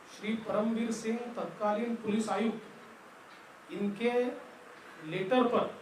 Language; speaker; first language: Hindi; non-native, local second language; Marathi